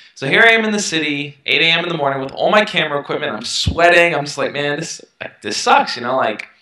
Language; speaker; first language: English; native; English